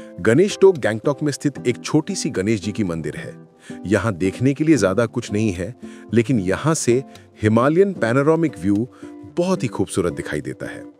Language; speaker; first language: Hindi; non-native, fluent; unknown